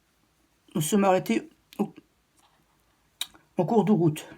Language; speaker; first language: French; non-native, local second language; Arabic